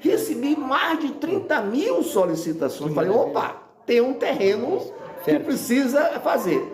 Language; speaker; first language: Portuguese; native; Portuguese